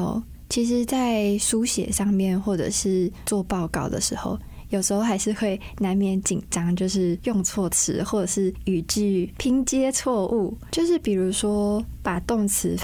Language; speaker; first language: Chinese; non-native, local second language; Cantonese